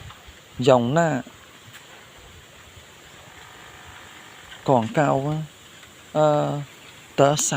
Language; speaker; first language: Chinese; non-native, learner; Khmer